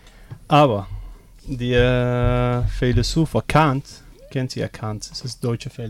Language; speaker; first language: German; non-native, learner; Arabic